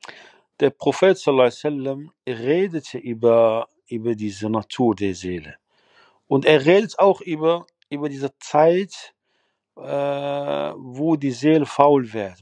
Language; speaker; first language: German; non-native, fluent; Arabic